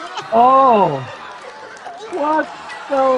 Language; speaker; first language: English; native; English